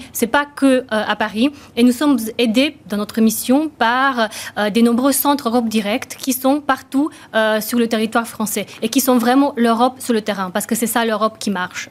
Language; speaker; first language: French; non-native, fluent; Romanian